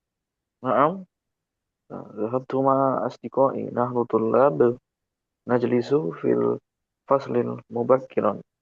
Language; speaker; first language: Arabic; non-native, learner; Indonesian